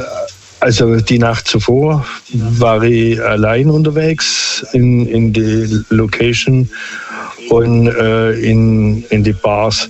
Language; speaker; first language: German; non-native, local second language; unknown